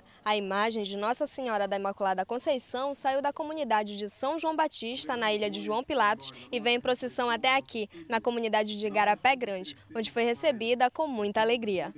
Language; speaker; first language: Portuguese; native; Portuguese